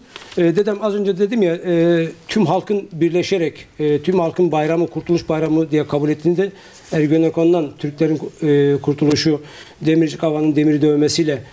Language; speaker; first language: Turkish; native; Turkish